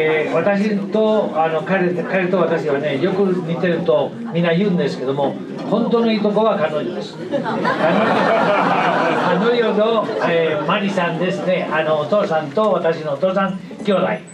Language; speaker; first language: Japanese; non-native, fluent; Spanish